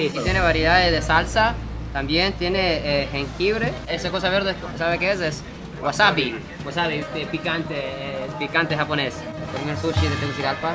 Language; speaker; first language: Spanish; non-native, fluent; Japanese